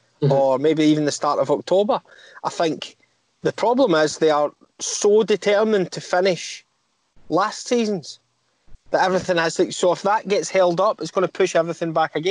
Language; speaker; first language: English; native; English